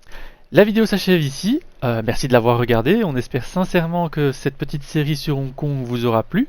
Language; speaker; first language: French; native; French